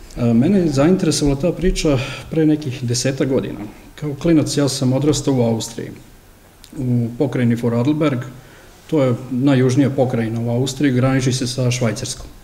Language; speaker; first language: Serbian; early bilingual, heritage; Serbian